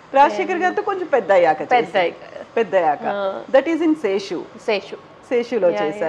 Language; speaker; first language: Telugu; native; Telugu